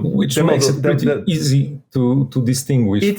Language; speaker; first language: English; non-native, fluent; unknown